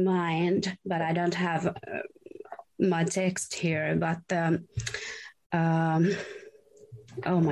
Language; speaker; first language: English; non-native, fluent; Finnish